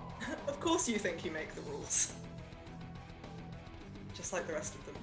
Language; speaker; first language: English; native; English